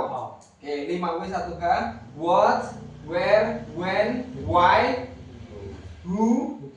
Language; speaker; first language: English; non-native, learner; Indonesian